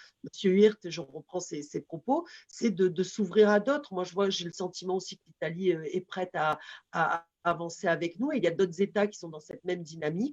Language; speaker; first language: French; native; French